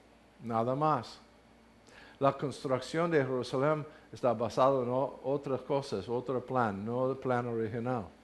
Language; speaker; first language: Spanish; non-native, fluent; English